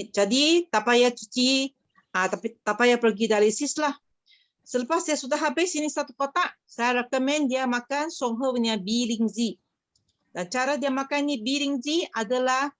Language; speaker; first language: Malay; non-native, local second language; Chinese